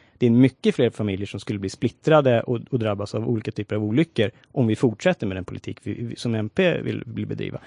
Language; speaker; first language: Swedish; native; Swedish